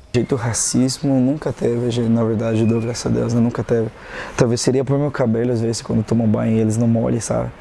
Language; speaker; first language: Portuguese; non-native, fluent; Haitian Creole